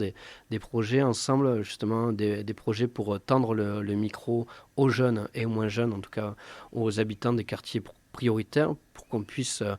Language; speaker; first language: French; native; French